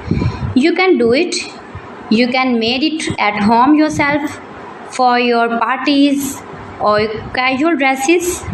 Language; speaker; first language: English; non-native, learner; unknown